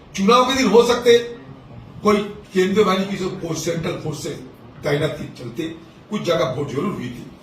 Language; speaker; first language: Hindi; non-native, local second language; Bangla